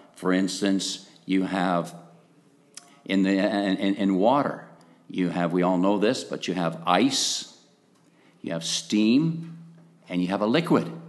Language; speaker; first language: English; native; English